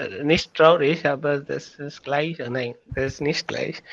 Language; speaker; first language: German; non-native, learner; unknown